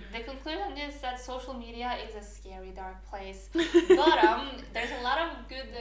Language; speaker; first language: English; non-native, fluent; Norwegian